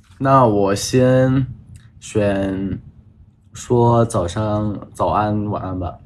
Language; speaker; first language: Chinese; early bilingual, heritage; Chinese